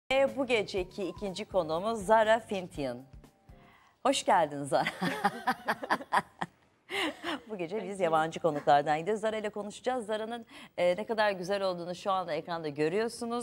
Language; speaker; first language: Turkish; native; Turkish